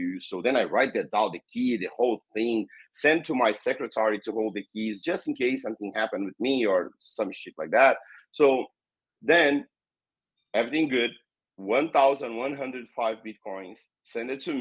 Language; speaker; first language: English; non-native, fluent; Portuguese